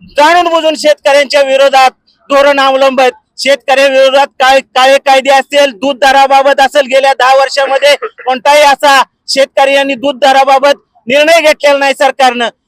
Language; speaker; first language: Marathi; native; Marathi